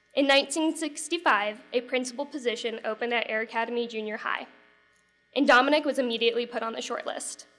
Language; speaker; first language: English; native; English